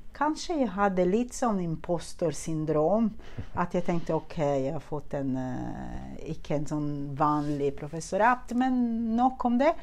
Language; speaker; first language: Norwegian; non-native, fluent; Italian